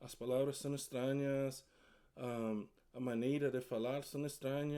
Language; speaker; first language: Portuguese; non-native, learner; English